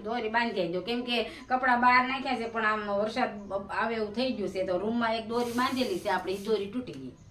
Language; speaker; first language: Gujarati; native; Gujarati